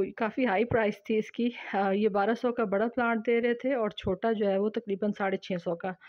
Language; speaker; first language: Urdu; native; Urdu